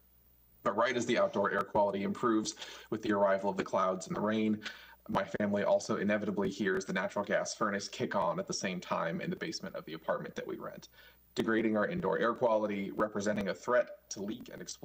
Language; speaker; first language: English; non-native, fluent; Korean